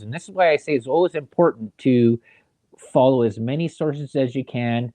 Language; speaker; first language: English; native; English